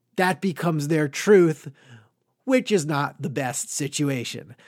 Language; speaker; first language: English; native; English